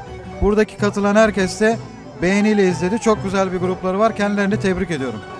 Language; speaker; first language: Turkish; native; Turkish